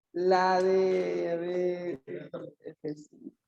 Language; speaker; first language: Spanish; native; Spanish